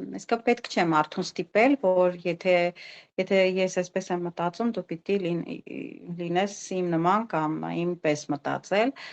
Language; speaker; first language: Armenian; native; Armenian